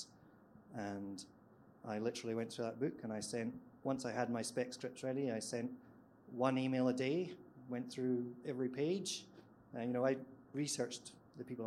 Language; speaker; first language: English; native; English